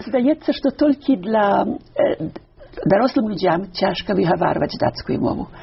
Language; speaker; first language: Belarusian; early bilingual, heritage; Belarusian